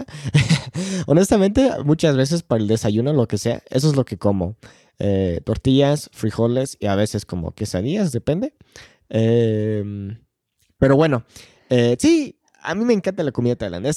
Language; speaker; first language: Spanish; non-native, fluent; English